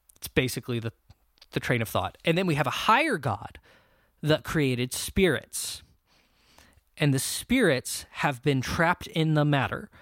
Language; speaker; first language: English; native; English